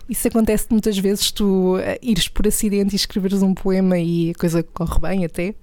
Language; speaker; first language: Portuguese; native; Portuguese